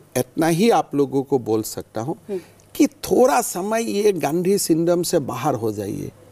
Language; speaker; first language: Hindi; non-native, local second language; Assamese